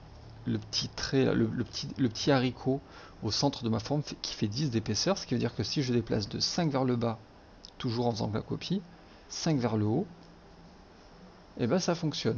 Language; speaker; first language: French; native; French